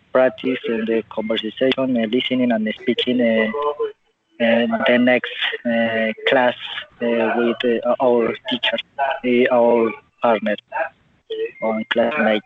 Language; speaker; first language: English; non-native, learner; Spanish